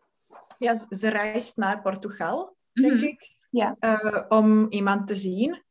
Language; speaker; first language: Dutch; non-native, learner; Czech